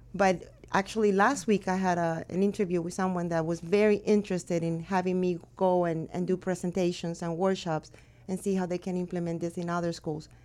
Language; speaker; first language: English; early bilingual, other home language; Spanish